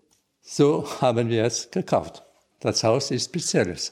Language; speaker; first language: German; non-native, learner; French